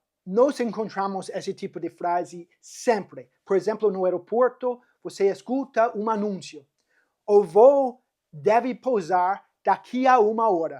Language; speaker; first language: Portuguese; non-native, fluent; English